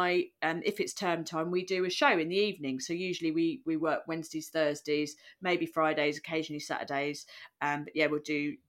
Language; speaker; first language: English; native; English